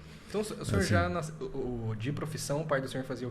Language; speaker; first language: Portuguese; native; Portuguese